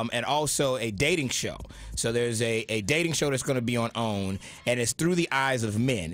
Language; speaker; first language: English; native; English